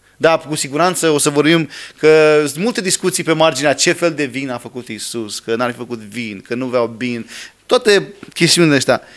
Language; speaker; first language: Romanian; non-native, fluent; English